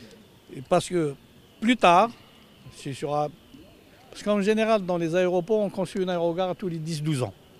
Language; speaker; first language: French; non-native, local second language; Arabic